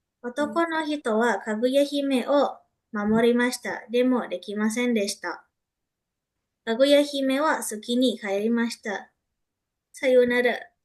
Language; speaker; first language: Japanese; non-native, learner; Indonesian